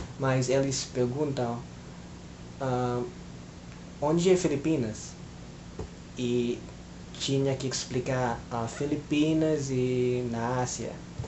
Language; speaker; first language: Portuguese; non-native, fluent; Filipino